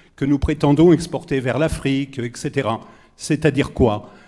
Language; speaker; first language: French; native; French